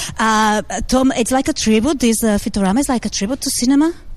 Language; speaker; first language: English; non-native, fluent; Catalan